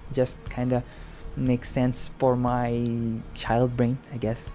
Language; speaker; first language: English; non-native, local second language; Hiligaynon